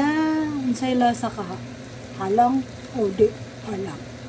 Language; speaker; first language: Japanese; non-native, learner; Cebuano